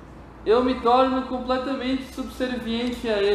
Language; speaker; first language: Portuguese; native; Portuguese